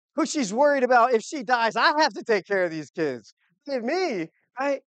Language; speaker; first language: English; native; English